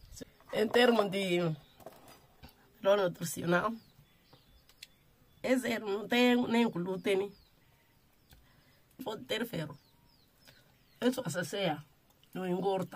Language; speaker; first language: Portuguese; non-native, local second language; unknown